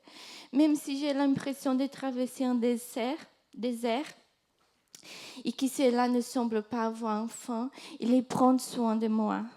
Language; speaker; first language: French; non-native, fluent; Portuguese